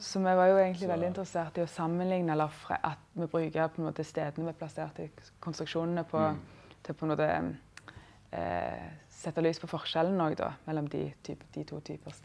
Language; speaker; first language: Norwegian; native; Norwegian